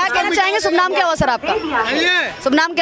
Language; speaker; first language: Hindi; native; Hindi